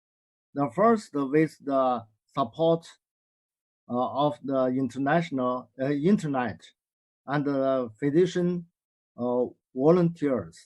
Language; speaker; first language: English; non-native, learner; Chinese